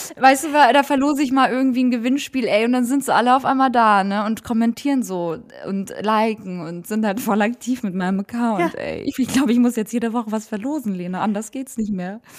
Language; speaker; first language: German; early bilingual, other home language; Albanian